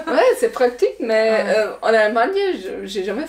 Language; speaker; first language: French; non-native, learner; German